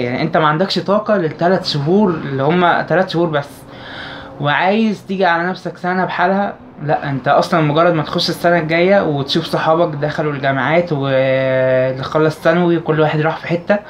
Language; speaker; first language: Arabic; native; Arabic